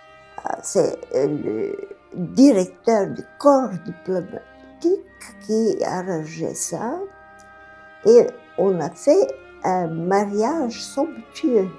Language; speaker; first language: French; non-native, fluent; Bulgarian